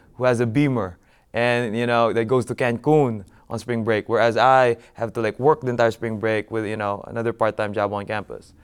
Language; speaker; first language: English; non-native, local second language; Filipino